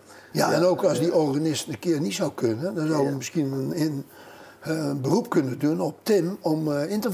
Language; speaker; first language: Dutch; native; Dutch